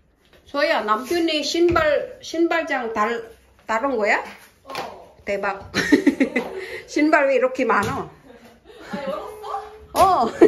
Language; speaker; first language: Korean; non-native, learner; Filipino